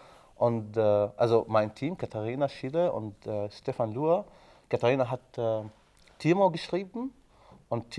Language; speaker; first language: German; non-native, fluent; Arabic